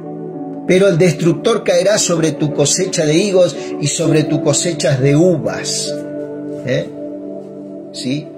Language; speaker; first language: Spanish; native; Spanish